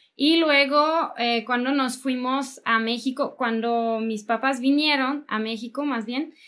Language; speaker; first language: Spanish; non-native, fluent; English